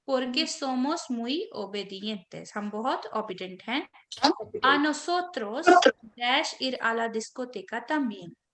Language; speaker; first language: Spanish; non-native, fluent; Hindi